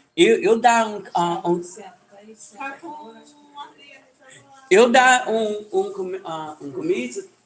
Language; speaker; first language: Portuguese; non-native, learner; English